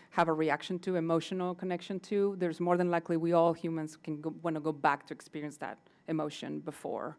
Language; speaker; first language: English; non-native, fluent; Spanish